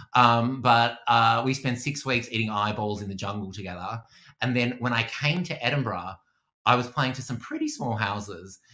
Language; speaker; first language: English; native; English